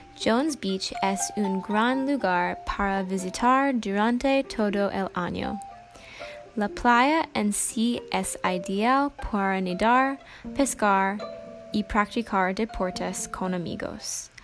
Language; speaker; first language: Spanish; non-native, learner; English